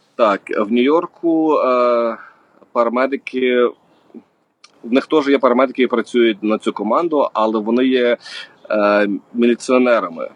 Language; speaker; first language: Ukrainian; native; Ukrainian